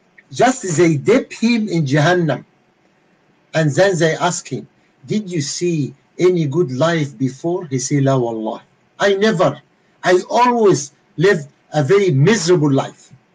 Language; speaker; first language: English; non-native, fluent; Arabic